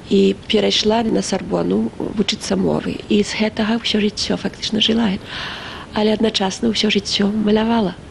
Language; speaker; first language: Belarusian; early bilingual, heritage; Belarusian